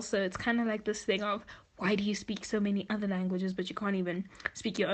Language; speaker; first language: English; native; English